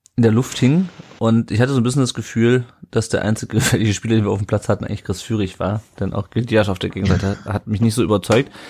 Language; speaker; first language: German; native; German